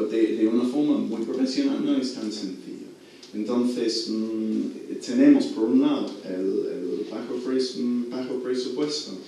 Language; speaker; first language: Spanish; non-native, fluent; English